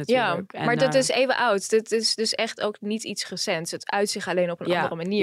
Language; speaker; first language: Dutch; native; Dutch